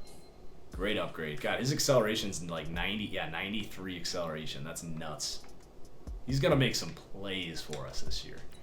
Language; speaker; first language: English; native; English